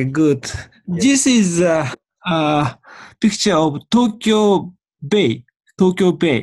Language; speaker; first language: English; non-native, learner; Japanese